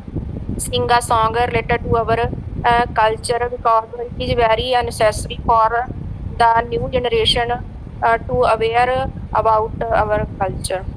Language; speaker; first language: English; non-native, learner; Punjabi